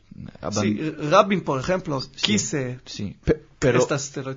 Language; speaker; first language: Spanish; non-native, learner; Hebrew